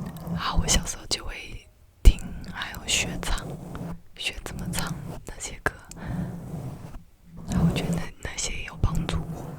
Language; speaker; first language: Chinese; early bilingual, heritage; Chinese